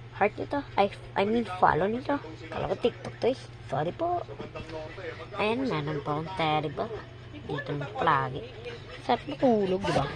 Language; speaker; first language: Filipino; non-native, local second language; Cebuano